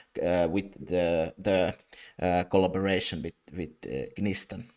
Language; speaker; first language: English; non-native, fluent; Finnish